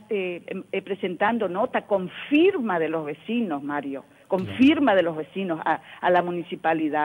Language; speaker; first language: Spanish; native; Spanish